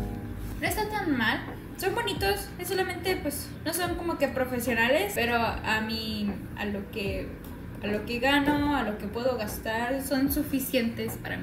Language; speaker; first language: Spanish; native; Spanish